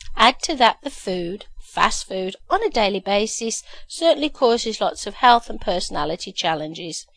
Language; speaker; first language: English; native; English